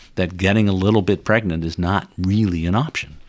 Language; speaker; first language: English; non-native, fluent; Dutch